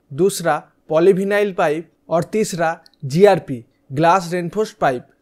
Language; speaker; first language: Hindi; native; Hindi